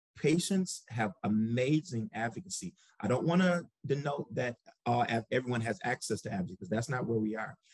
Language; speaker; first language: English; native; English